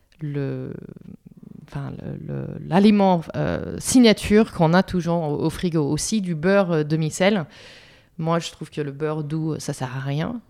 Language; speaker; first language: French; non-native, fluent; English